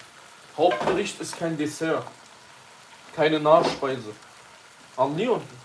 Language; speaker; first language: German; early bilingual, other home language; Kurdish